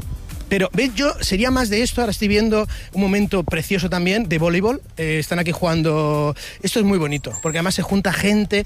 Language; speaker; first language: Spanish; native; Spanish